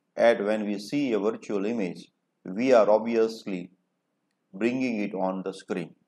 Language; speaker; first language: English; non-native, local second language; Gujarati